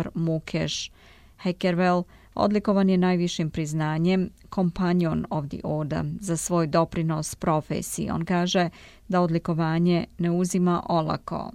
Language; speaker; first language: Serbian; native; Serbian